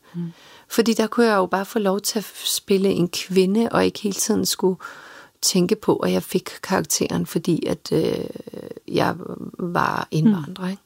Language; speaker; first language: Danish; early bilingual, other home language; Serbian